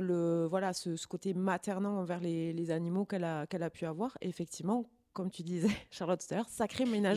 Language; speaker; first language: French; native; French